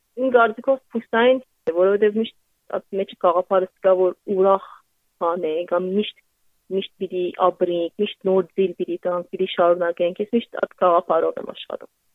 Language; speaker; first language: Armenian; early bilingual, heritage; Armenian